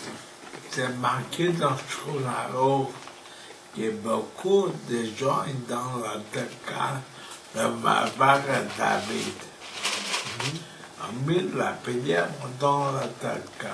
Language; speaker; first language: French; non-native, fluent; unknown